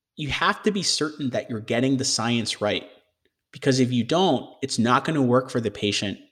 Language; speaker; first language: English; native; English